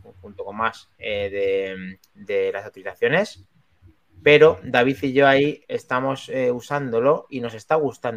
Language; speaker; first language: Spanish; native; Spanish